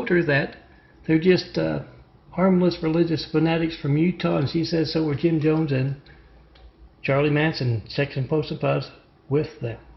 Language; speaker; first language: English; native; English